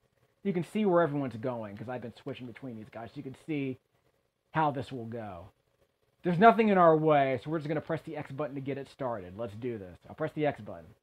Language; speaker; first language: English; native; English